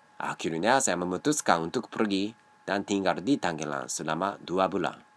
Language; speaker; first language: Indonesian; non-native, learner; Japanese